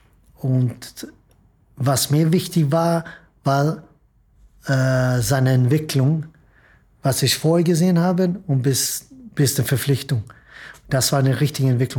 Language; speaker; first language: German; non-native, fluent; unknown